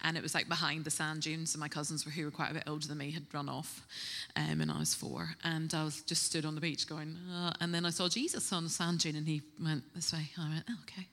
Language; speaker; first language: English; native; English